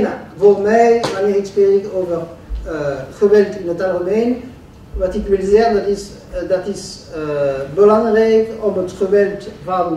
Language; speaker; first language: Dutch; non-native, local second language; French